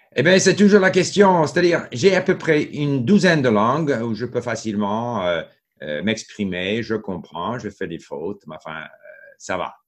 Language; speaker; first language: French; non-native, local second language; English